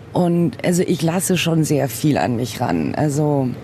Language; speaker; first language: German; early bilingual, other home language; Portuguese